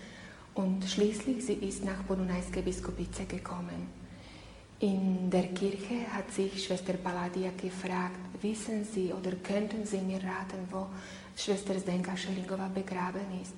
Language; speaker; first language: German; non-native, learner; Slovak